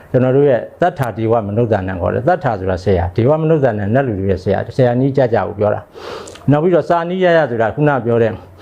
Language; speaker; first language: Burmese; native; Burmese